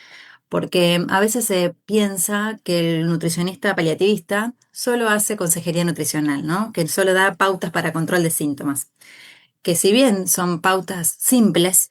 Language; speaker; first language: Spanish; native; Spanish